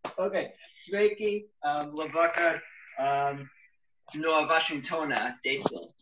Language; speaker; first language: Latvian; early bilingual, heritage; Latvian